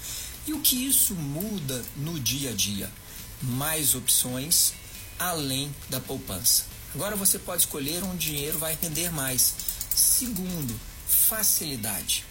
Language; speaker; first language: Portuguese; native; Portuguese